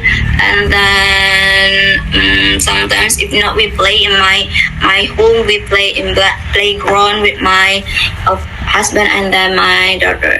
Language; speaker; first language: English; non-native, fluent; Indonesian